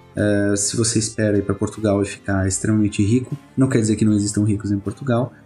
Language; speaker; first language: Portuguese; native; Portuguese